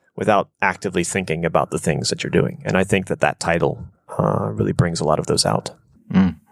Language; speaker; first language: English; native; English